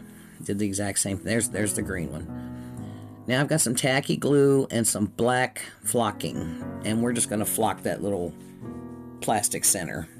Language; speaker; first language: English; native; English